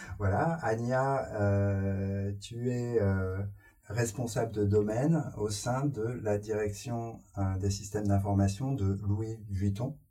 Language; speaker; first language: French; native; French